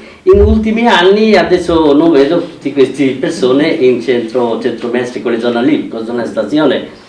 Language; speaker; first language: Italian; non-native, fluent; Bangla